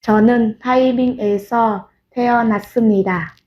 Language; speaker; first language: Korean; non-native, learner; Vietnamese